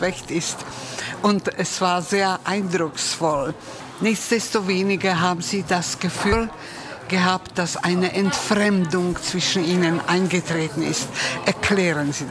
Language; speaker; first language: German; non-native, fluent; Czech